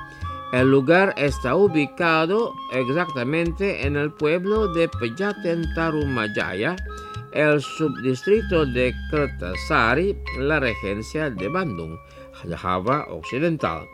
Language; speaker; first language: Spanish; non-native, fluent; Indonesian